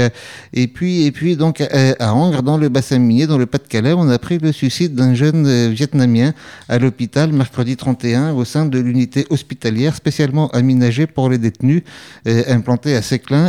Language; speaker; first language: French; native; French